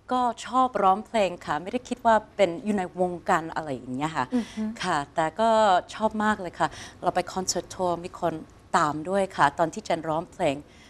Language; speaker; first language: Thai; non-native, fluent; English